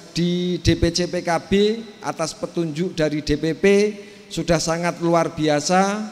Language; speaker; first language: Indonesian; native; Indonesian